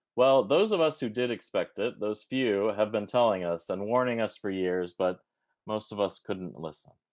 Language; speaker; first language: English; native; English